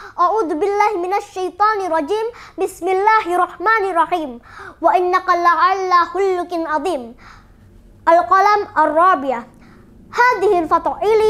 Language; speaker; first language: Arabic; non-native, learner; Indonesian